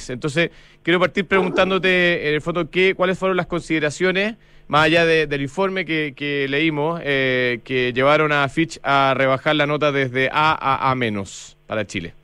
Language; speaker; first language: Spanish; native; Spanish